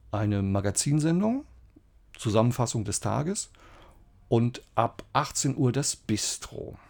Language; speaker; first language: German; native; German